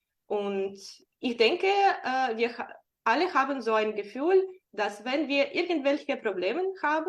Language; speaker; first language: German; non-native, fluent; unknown